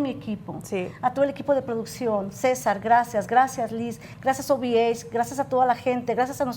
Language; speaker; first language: Spanish; native; Spanish